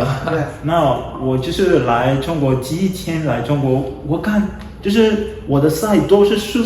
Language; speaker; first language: Chinese; non-native, learner; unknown